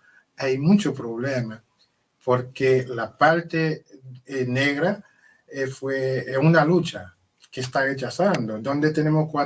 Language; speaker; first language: Spanish; non-native, learner; Haitian Creole